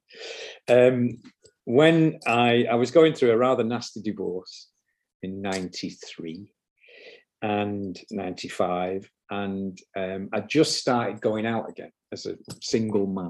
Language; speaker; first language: English; native; English